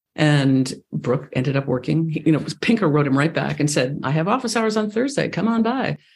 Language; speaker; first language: English; native; English